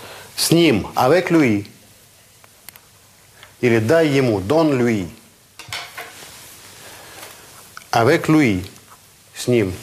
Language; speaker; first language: French; non-native, fluent; Russian